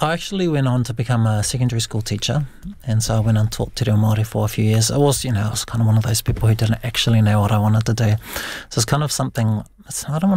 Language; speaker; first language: English; non-native, local second language; Māori